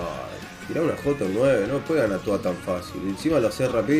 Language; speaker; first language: Spanish; native; Spanish